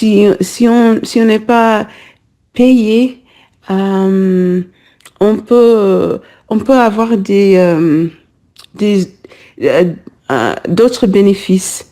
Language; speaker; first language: French; non-native, learner; English